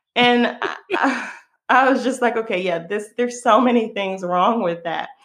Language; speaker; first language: English; non-native, fluent; Hebrew